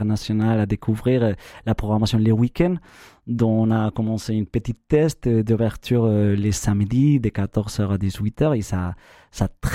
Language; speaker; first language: French; non-native, fluent; Spanish